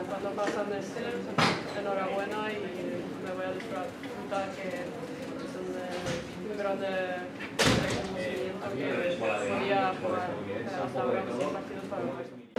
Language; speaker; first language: Spanish; non-native, learner; Norwegian